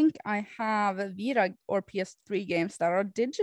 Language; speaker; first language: English; non-native, fluent; Norwegian